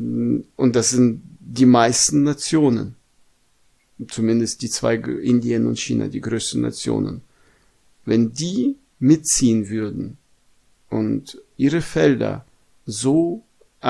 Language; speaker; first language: German; non-native, fluent; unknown